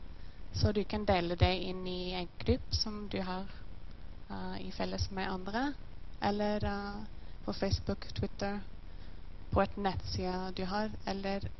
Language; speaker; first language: Norwegian; non-native, learner; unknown